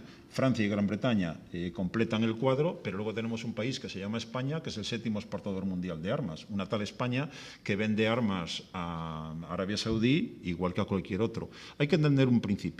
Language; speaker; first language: Spanish; native; Spanish